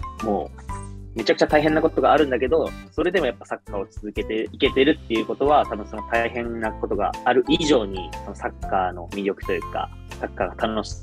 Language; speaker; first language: Japanese; native; Japanese